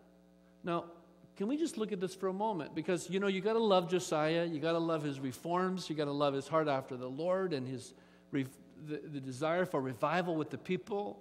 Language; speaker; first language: English; native; English